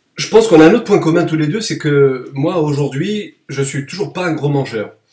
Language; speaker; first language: French; native; French